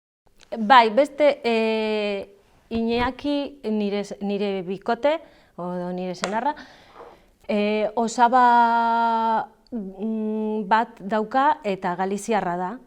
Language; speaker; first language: Basque; non-native, learner; Galician